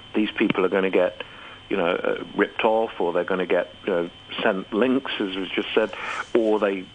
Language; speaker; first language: English; native; English